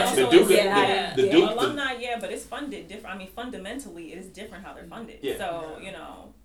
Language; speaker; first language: English; native; English